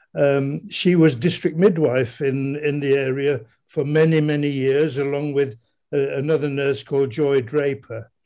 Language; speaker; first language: English; native; English